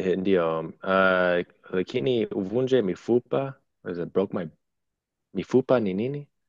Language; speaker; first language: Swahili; non-native, learner; English